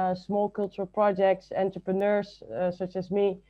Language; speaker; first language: English; non-native, fluent; Dutch